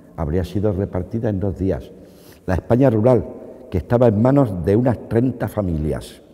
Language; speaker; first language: Spanish; native; Spanish